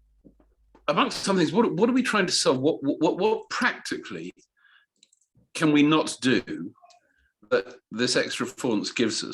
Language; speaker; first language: English; native; English